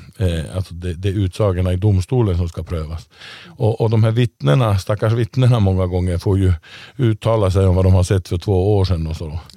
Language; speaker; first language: Swedish; native; Swedish